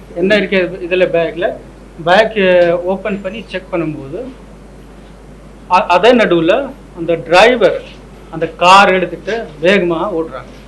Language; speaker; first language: Tamil; non-native, local second language; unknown